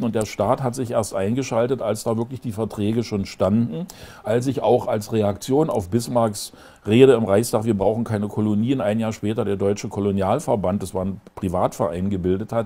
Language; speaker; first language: German; native; German